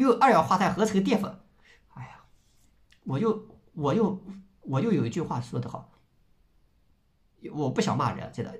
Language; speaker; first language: Chinese; native; Chinese